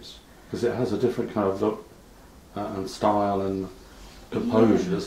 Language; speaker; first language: English; native; English